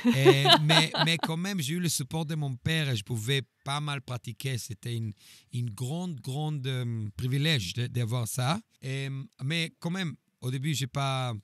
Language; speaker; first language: French; non-native, fluent; Hebrew